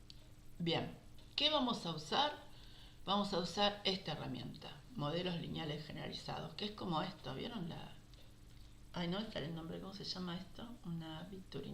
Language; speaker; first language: Spanish; native; Spanish